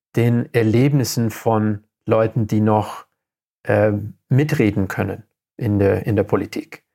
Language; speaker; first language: German; non-native, fluent; English